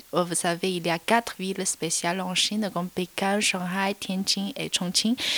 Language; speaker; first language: French; non-native, learner; Chinese